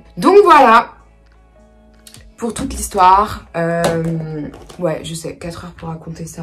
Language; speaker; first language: French; native; French